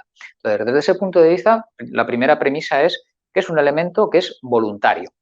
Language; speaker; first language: Spanish; native; Spanish